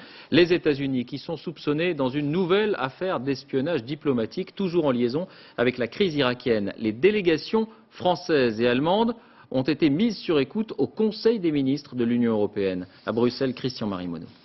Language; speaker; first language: French; native; French